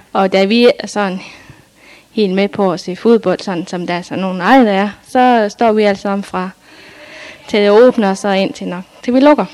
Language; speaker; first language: Danish; native; Danish